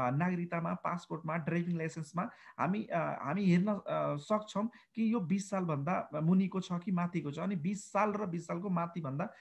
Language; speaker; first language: Nepali; non-native, local second language; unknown